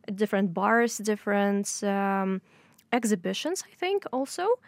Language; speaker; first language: English; non-native, fluent; Russian